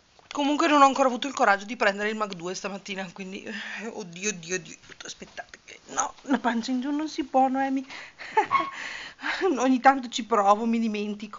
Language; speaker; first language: Italian; native; Italian